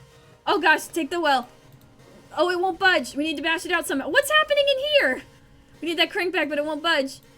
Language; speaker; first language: English; native; English